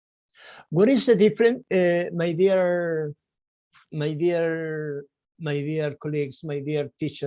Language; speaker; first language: English; non-native, fluent; Spanish